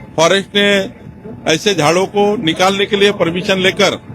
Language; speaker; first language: Hindi; non-native, local second language; Marathi